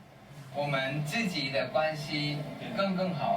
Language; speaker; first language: Chinese; non-native, learner; Thai